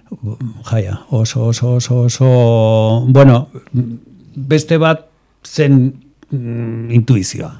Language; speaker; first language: Basque; non-native, local second language; Spanish